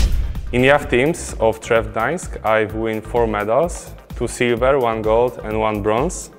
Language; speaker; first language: English; non-native, fluent; Polish